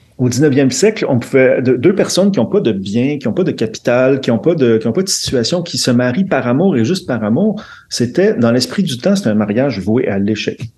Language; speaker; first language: French; native; French